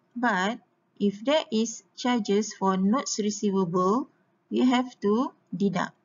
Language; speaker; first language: English; non-native, local second language; Malay